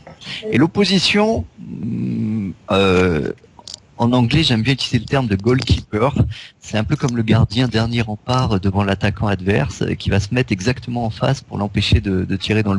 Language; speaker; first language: French; native; French